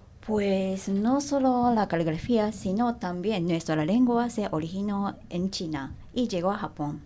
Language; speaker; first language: Spanish; non-native, learner; Japanese